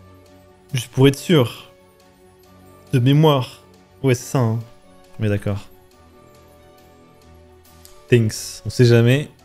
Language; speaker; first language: French; native; French